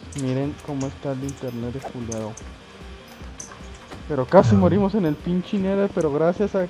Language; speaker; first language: Spanish; native; Spanish